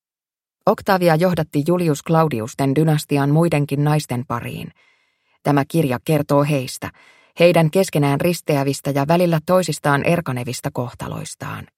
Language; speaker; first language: Finnish; native; Finnish